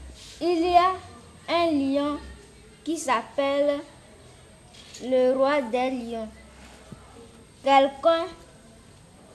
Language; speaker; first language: French; non-native, learner; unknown